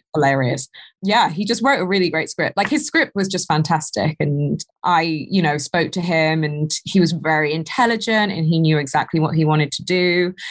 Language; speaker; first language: English; native; English